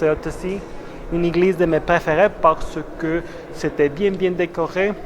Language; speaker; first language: French; non-native, fluent; Spanish